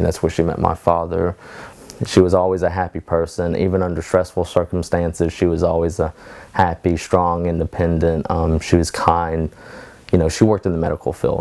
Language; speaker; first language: English; native; English